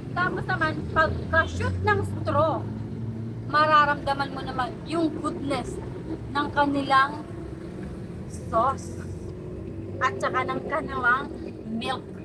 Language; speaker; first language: Filipino; non-native, local second language; Pampanga